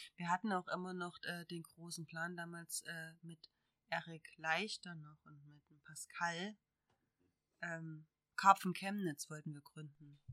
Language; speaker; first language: German; native; German